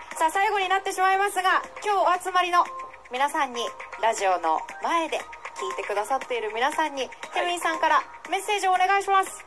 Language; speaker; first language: Japanese; native; Japanese